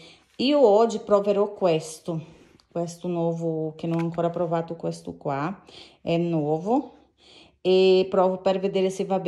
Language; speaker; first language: Italian; non-native, fluent; Portuguese